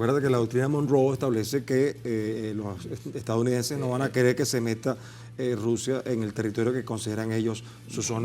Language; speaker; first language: Spanish; native; Spanish